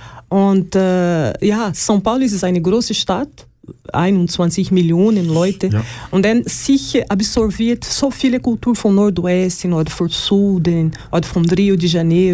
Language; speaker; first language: German; non-native, learner; Portuguese